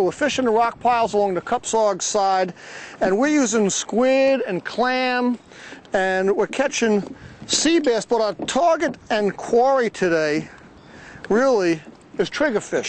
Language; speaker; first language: English; native; English